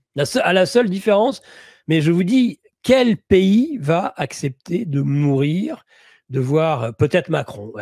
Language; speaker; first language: French; native; French